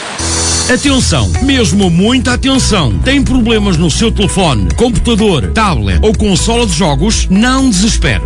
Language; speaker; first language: Portuguese; native; Portuguese